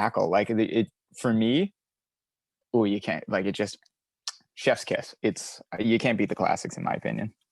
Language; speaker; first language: English; native; English